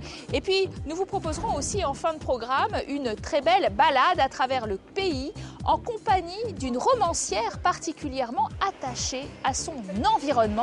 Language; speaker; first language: French; native; French